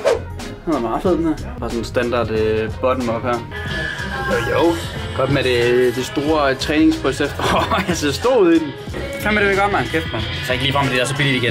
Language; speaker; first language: Danish; native; Danish